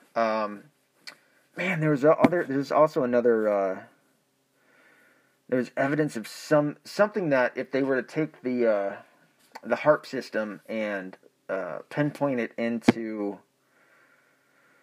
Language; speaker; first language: English; native; English